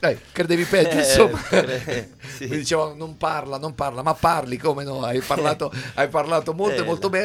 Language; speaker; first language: Italian; native; Italian